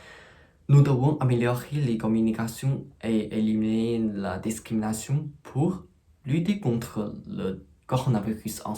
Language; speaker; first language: French; non-native, fluent; Chinese